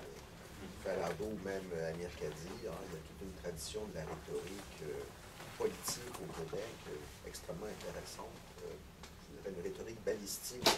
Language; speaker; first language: French; native; French